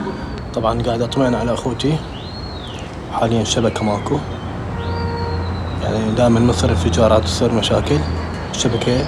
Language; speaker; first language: Arabic; native; Arabic